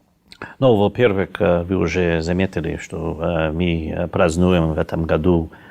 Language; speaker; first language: Russian; non-native, fluent; English